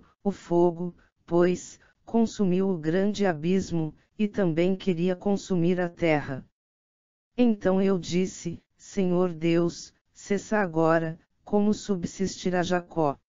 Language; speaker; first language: Portuguese; native; Portuguese